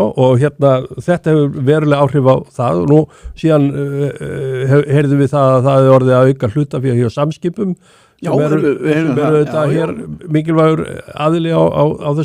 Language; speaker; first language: Icelandic; native; Icelandic